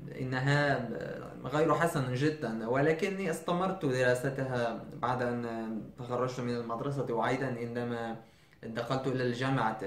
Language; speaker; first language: Arabic; non-native, fluent; Persian